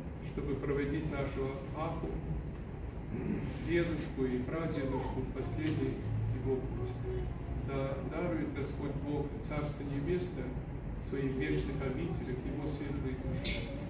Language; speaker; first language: Russian; early bilingual, heritage; Russian